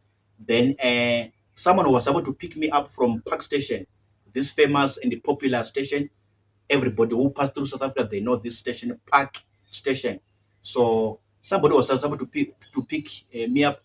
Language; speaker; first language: English; non-native, local second language; Shona